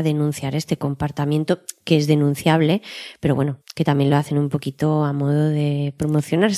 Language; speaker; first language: Spanish; native; Spanish